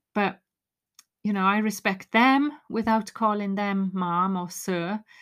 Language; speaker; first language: English; native; English